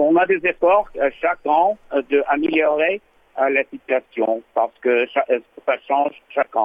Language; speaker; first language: French; non-native, learner; English